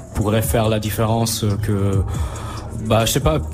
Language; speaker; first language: French; native; French